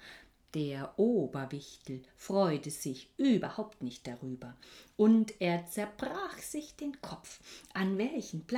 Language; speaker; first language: German; native; German